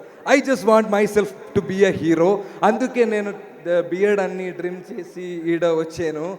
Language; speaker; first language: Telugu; non-native, learner; Malayalam